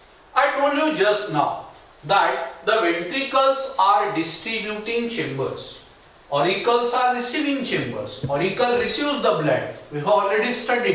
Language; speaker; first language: English; non-native, local second language; Marathi